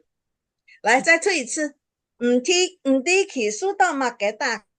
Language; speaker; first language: Chinese; non-native, local second language; Hakka Chinese